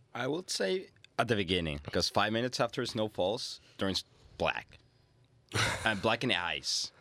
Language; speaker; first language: English; non-native, fluent; Spanish